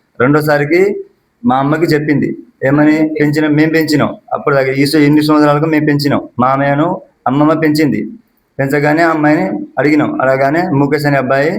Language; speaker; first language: Telugu; non-native, local second language; Lambadi